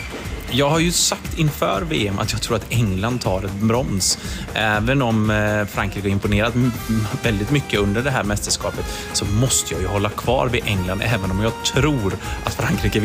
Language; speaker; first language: Swedish; native; Swedish